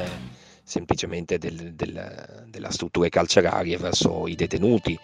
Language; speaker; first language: Italian; native; Italian